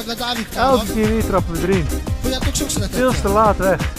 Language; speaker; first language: Dutch; native; Dutch